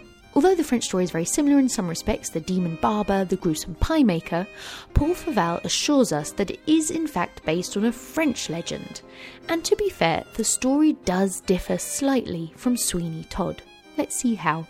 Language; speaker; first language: English; native; English